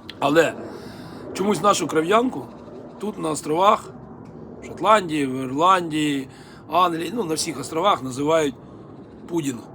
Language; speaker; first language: Ukrainian; native; Ukrainian